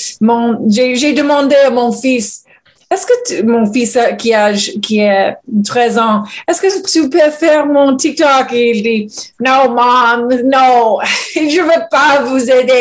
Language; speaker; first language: French; non-native, learner; English